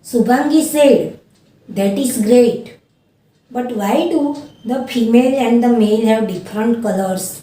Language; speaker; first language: English; non-native, local second language; Gujarati